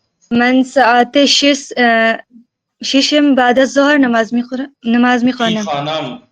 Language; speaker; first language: Persian; non-native, learner; Urdu